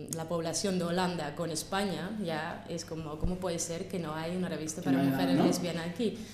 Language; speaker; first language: Spanish; non-native, fluent; Russian